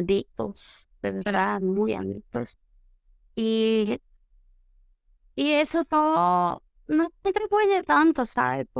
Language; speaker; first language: Spanish; non-native, fluent; Portuguese